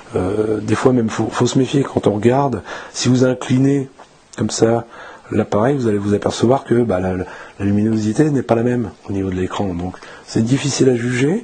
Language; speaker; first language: French; native; French